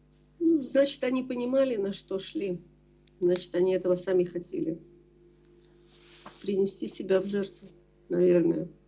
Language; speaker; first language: Russian; native; Russian